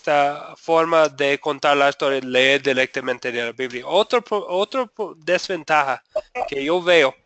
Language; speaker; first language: Spanish; non-native, fluent; English